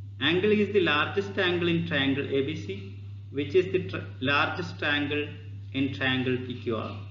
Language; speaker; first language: English; non-native, local second language; Malayalam